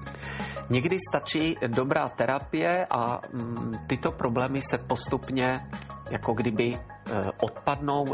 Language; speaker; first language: Czech; native; Czech